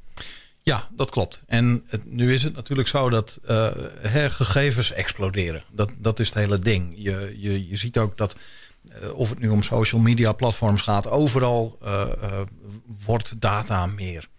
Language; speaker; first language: Dutch; native; Dutch